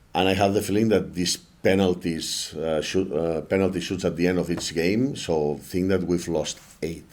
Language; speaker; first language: English; non-native, fluent; Spanish